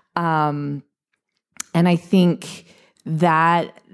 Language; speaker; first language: English; native; English